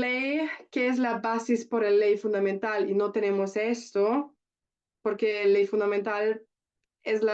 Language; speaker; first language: Spanish; non-native, learner; German